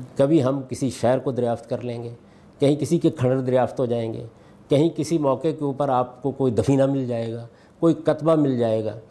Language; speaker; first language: Urdu; non-native, local second language; Punjabi